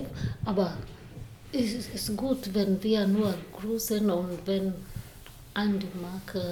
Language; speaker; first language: German; non-native, learner; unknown